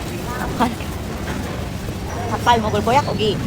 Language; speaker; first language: Korean; non-native, learner; Filipino